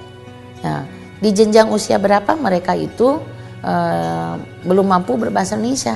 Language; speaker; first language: Indonesian; native; Indonesian